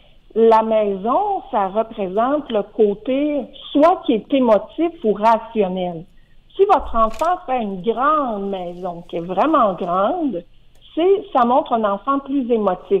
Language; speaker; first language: French; native; French